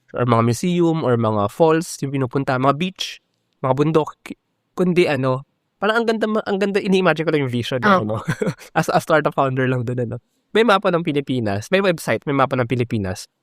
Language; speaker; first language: Filipino; native; Filipino